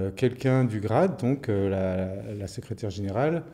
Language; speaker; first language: French; native; French